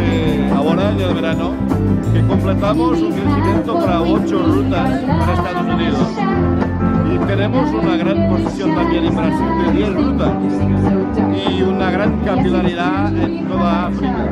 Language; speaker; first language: Spanish; non-native, fluent; Portuguese